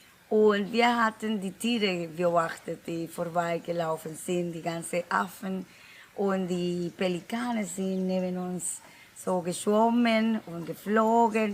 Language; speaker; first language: German; non-native, fluent; Spanish